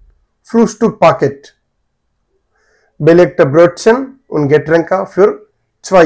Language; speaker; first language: German; non-native, fluent; Telugu